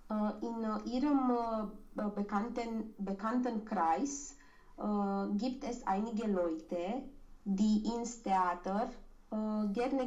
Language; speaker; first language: German; non-native, learner; Romanian